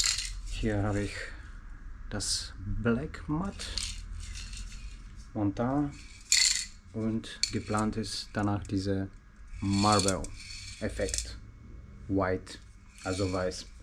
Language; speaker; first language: German; non-native, learner; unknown